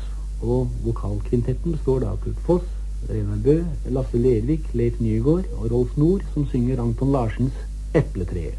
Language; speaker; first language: Norwegian; native; Norwegian